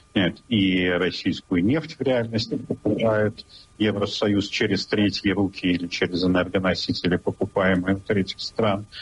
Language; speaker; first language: Russian; non-native, local second language; Lithuanian